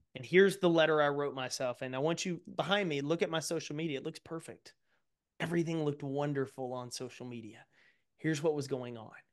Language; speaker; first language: English; native; English